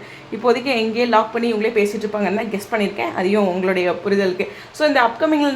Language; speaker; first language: Tamil; native; Tamil